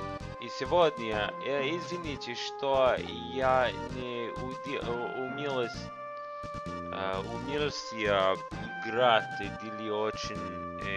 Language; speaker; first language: Russian; non-native, learner; English